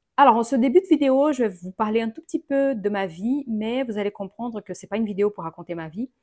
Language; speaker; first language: French; non-native, fluent; Portuguese